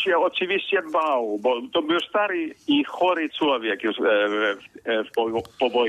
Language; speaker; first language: Polish; non-native, fluent; Finnish